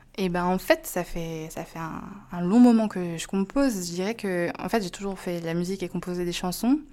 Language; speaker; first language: French; native; French